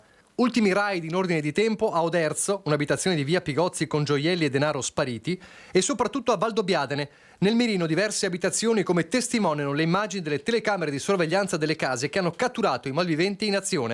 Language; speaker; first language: Italian; native; Italian